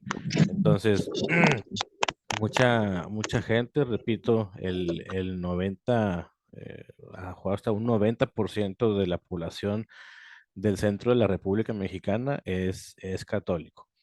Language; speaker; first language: Spanish; native; Spanish